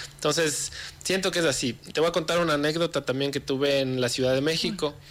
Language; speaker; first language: Spanish; native; Spanish